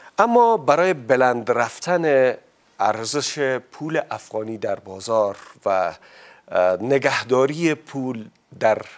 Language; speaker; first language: Persian; native; Persian